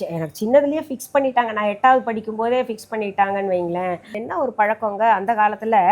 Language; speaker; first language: Tamil; non-native, local second language; Hindi